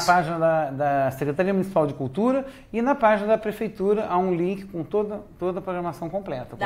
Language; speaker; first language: Portuguese; native; Portuguese